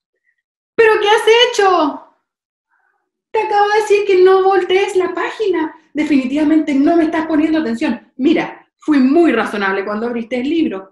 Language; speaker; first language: Spanish; native; Spanish